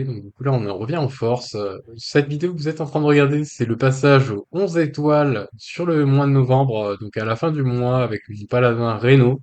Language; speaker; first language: French; native; French